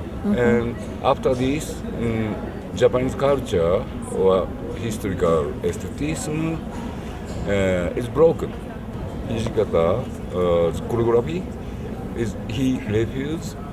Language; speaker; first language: English; non-native, learner; Japanese